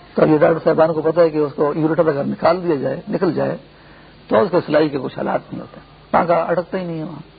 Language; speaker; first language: Urdu; non-native, local second language; Pashto